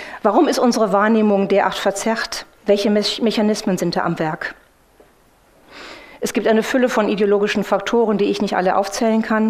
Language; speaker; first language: German; native; German